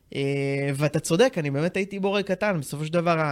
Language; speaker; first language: Hebrew; native; Hebrew